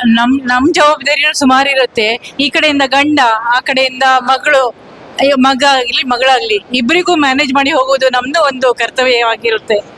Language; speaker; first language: Kannada; non-native, local second language; Konkani